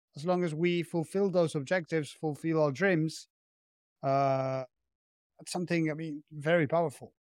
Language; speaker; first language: English; non-native, fluent; Spanish